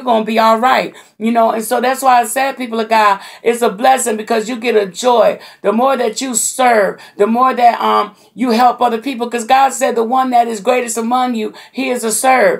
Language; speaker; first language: English; native; English